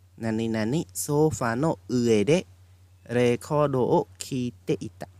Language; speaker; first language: Japanese; non-native, fluent; Khmer